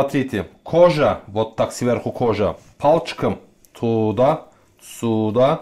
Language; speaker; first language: Russian; non-native, learner; Turkish